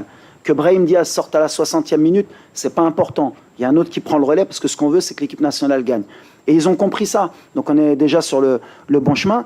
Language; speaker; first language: French; native; French